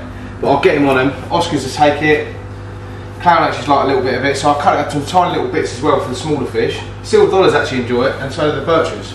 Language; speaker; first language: English; native; English